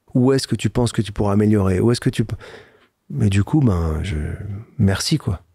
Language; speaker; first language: French; native; French